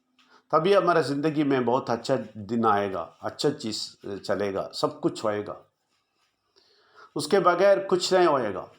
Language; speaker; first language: Hindi; non-native, local second language; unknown